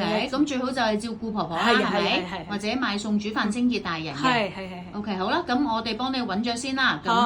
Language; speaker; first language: Cantonese; native; Cantonese